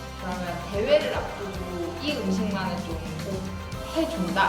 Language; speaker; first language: Korean; native; Korean